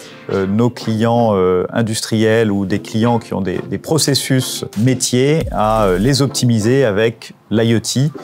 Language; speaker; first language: French; native; French